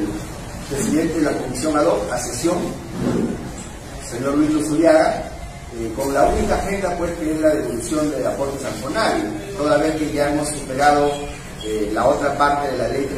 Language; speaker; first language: Spanish; native; Spanish